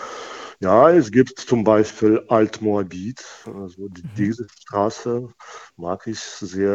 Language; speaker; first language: German; non-native, fluent; Russian